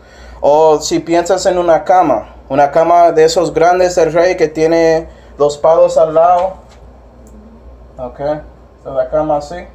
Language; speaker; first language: Spanish; non-native, fluent; English